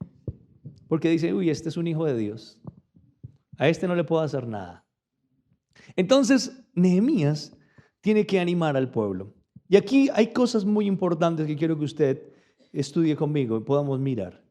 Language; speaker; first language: Spanish; native; Spanish